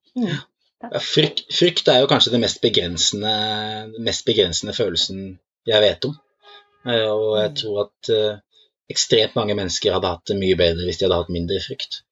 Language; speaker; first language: Norwegian; native; Norwegian